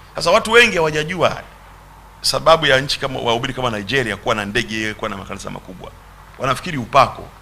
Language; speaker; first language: Swahili; native; Swahili